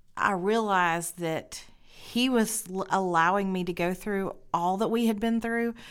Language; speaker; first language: English; native; English